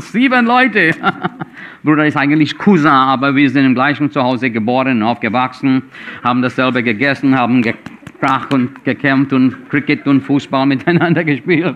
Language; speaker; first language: German; non-native, fluent; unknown